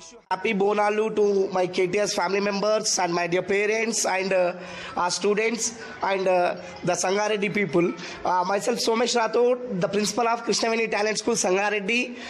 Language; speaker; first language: English; non-native, local second language; Telugu